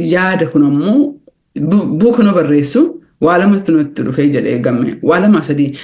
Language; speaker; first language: Oromo; early bilingual, heritage; Oromo